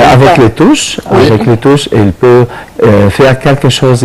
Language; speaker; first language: French; non-native, learner; Arabic